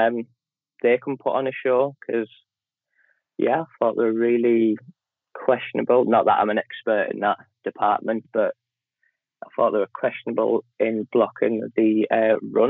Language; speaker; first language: English; native; English